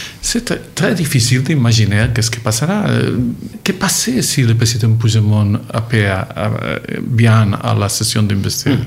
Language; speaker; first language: French; non-native, learner; Catalan